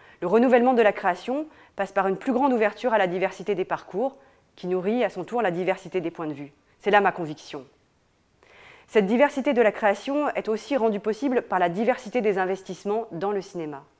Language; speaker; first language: French; native; French